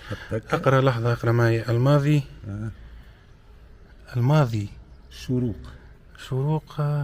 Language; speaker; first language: Arabic; native; Arabic